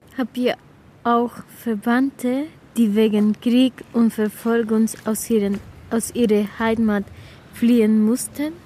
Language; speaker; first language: German; non-native, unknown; Spanish